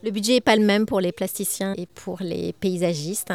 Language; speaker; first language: French; native; French